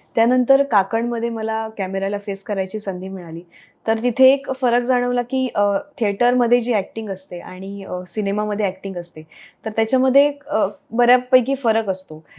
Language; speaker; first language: Marathi; native; Marathi